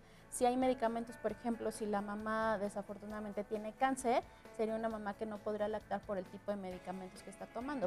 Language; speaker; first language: Spanish; native; Spanish